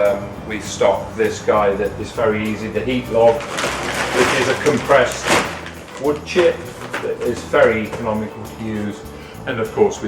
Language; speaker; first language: English; native; English